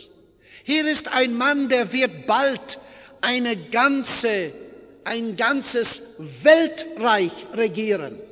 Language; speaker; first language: German; non-native, fluent; English